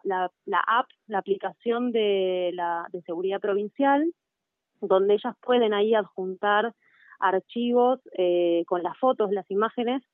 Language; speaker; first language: Spanish; native; Spanish